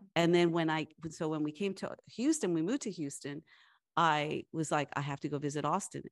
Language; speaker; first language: English; early bilingual, other home language; Spanish